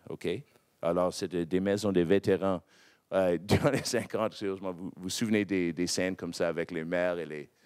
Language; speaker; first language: French; non-native, local second language; English